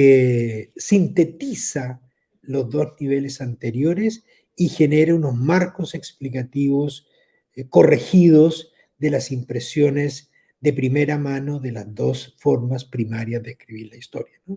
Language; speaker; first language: Spanish; native; Spanish